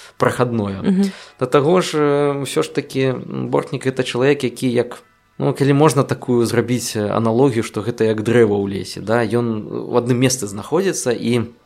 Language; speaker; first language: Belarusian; non-native, local second language; Russian